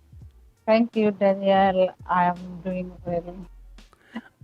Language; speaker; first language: English; non-native, learner; Bangla